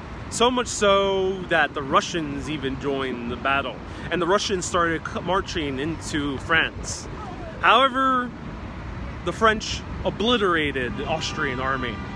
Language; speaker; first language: English; native; English